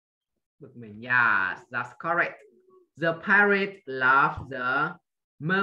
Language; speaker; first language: English; non-native, fluent; Vietnamese